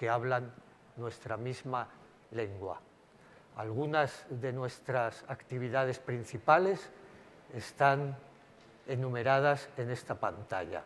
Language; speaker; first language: Spanish; native; Spanish